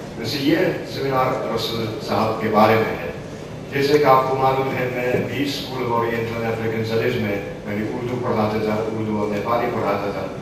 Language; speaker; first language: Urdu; non-native, fluent; English